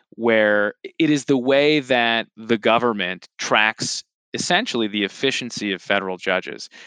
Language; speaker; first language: English; native; English